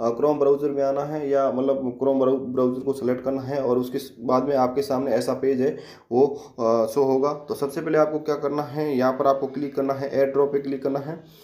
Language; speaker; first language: Hindi; native; Hindi